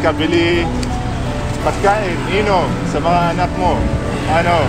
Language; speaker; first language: Filipino; non-native, learner; Arabic